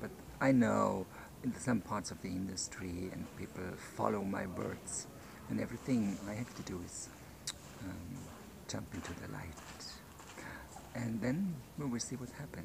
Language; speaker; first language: English; non-native, fluent; German